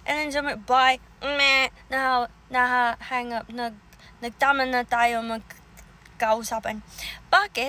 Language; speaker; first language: Filipino; early bilingual, heritage; Filipino